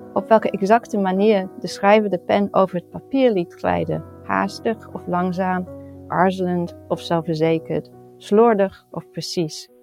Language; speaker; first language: Dutch; non-native, fluent; English